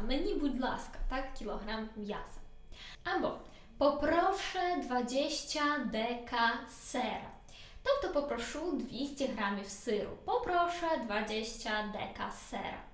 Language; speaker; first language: Polish; non-native, learner; Ukrainian